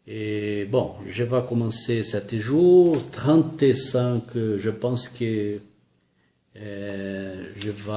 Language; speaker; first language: French; non-native, learner; Portuguese